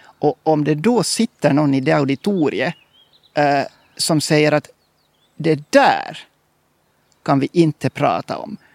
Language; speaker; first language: Swedish; native; Swedish